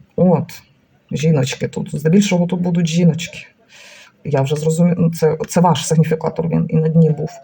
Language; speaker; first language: Ukrainian; non-native, local second language; Russian